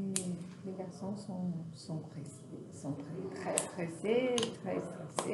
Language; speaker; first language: French; non-native, learner; Portuguese